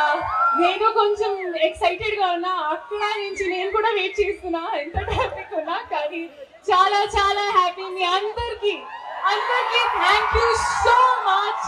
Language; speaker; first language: Telugu; non-native, fluent; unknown